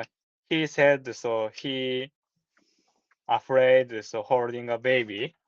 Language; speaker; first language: English; non-native, learner; Japanese